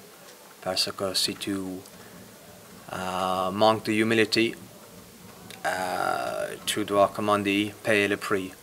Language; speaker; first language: French; non-native, fluent; English